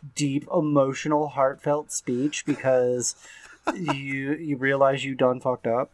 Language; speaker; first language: English; native; English